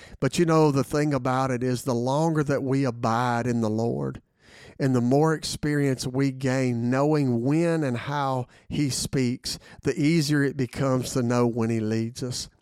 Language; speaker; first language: English; native; English